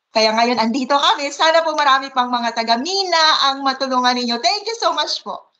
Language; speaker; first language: Filipino; non-native, local second language; Hiligaynon